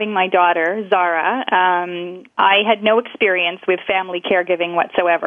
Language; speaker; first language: English; native; English